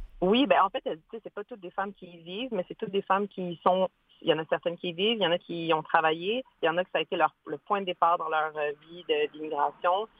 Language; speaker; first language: French; native; French